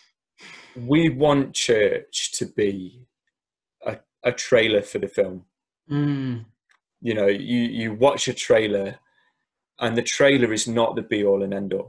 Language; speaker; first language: English; native; English